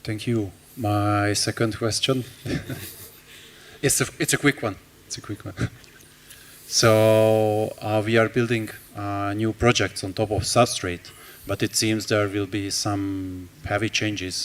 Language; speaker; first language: English; non-native, fluent; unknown